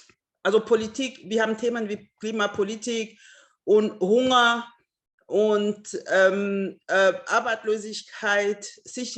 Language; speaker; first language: German; non-native, fluent; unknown